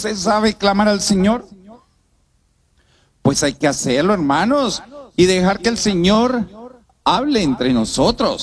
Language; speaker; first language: Spanish; native; Spanish